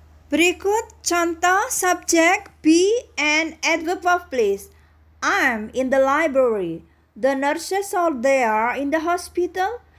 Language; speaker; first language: English; non-native, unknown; Indonesian